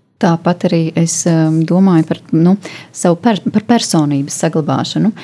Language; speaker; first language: Latvian; native; Latvian